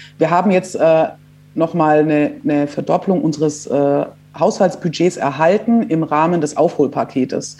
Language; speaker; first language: German; early bilingual, other home language; Croatian